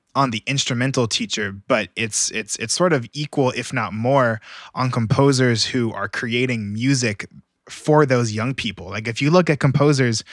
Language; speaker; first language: English; native; English